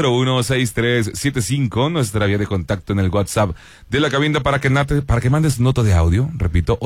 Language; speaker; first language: Spanish; native; Spanish